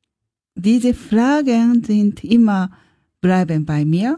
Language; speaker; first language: German; non-native, learner; Japanese